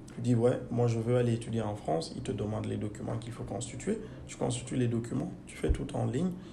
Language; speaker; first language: French; non-native, local second language; Fula